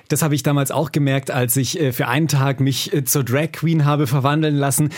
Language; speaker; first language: German; native; German